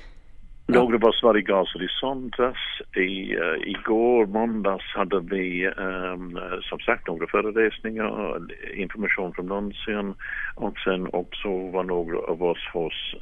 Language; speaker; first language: Swedish; non-native, fluent; English